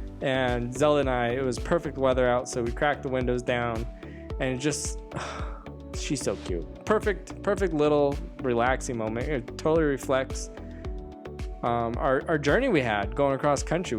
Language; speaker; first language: English; native; English